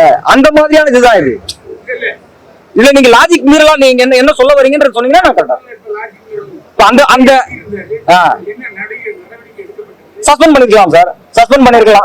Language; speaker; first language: Tamil; native; Tamil